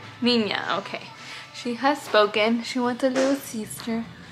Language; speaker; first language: English; early bilingual, other home language; Spanish